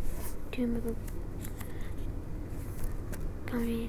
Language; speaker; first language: French; non-native, learner; English